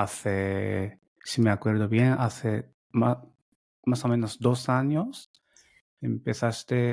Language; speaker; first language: Spanish; non-native, fluent; Japanese